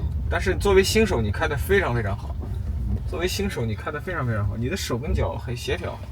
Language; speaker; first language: Chinese; native; Chinese